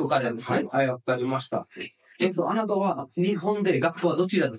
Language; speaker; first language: Japanese; non-native, fluent; Bangla